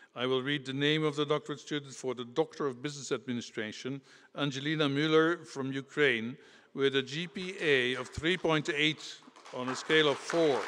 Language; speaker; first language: English; non-native, fluent; Dutch